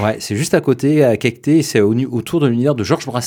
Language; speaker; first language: French; native; French